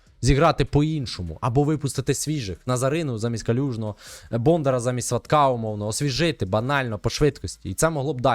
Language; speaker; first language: Ukrainian; native; Ukrainian